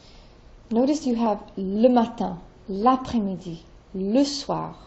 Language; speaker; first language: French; non-native, fluent; English